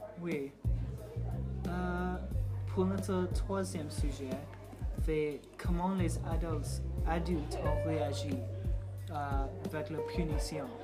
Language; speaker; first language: French; non-native, learner; English